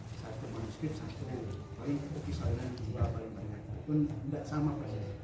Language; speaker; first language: Indonesian; non-native, local second language; Sundanese